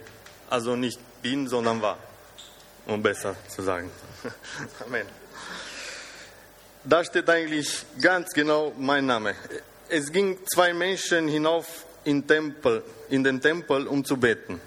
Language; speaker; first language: German; non-native, fluent; Romanian